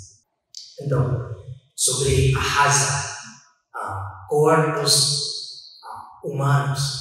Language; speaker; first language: Portuguese; non-native, fluent; Chinese